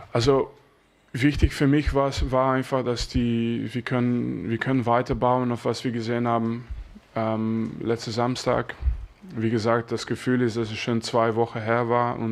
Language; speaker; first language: German; non-native, fluent; French